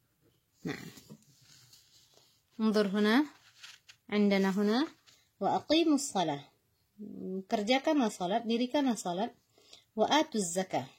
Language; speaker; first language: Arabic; non-native, fluent; Indonesian